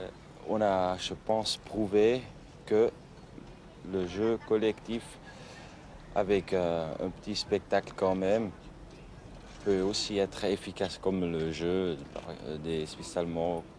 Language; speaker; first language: French; non-native, local second language; German